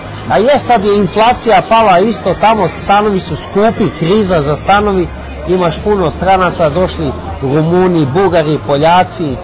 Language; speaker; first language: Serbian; early bilingual, heritage; Serbian